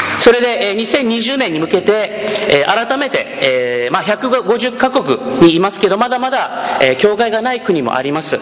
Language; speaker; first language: Japanese; early bilingual, heritage; Japanese